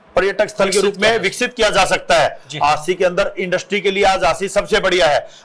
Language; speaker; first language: Hindi; native; Hindi